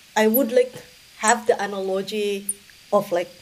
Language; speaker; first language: English; non-native, fluent; Indonesian